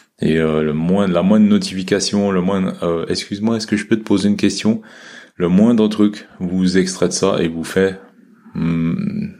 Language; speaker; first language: French; native; French